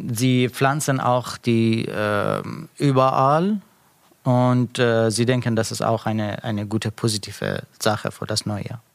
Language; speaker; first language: German; non-native, learner; Persian